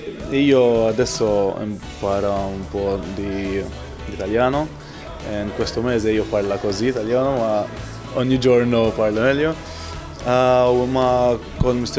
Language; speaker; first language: Italian; non-native, learner; Maltese